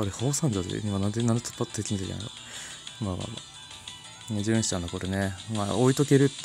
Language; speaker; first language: Japanese; native; Japanese